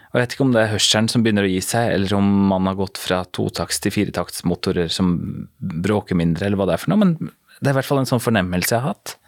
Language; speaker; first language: Norwegian; native; Norwegian